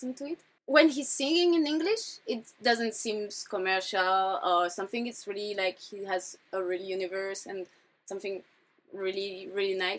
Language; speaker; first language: English; non-native, fluent; French